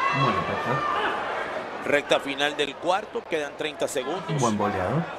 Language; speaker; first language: Spanish; native; Spanish